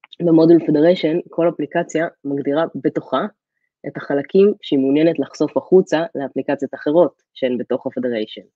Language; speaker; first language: Hebrew; native; Hebrew